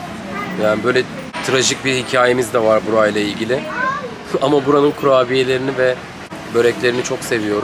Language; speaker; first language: Turkish; native; Turkish